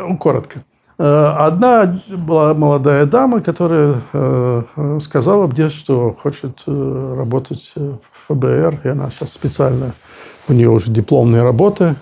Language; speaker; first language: Russian; native; Russian